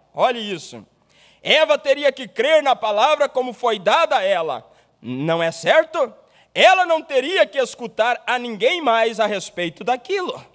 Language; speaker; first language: Portuguese; native; Portuguese